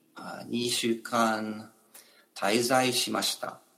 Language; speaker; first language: Japanese; non-native, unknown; English